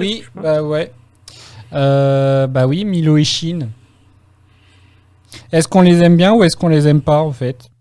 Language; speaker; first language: French; native; French